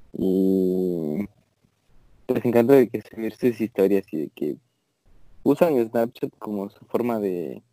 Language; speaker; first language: Spanish; native; Spanish